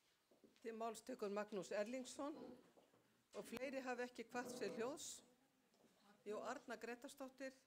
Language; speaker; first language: Icelandic; native; Icelandic